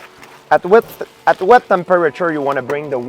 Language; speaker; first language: English; non-native, fluent; French